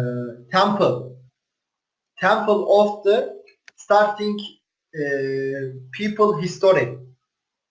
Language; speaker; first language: English; non-native, learner; Turkish